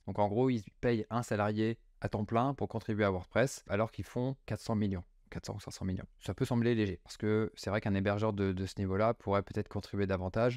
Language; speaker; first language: French; native; French